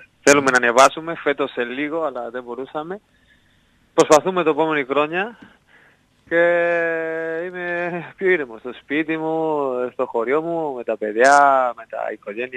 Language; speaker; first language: Greek; non-native, learner; Spanish